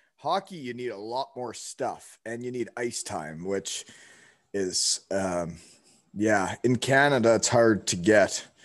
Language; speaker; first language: English; native; English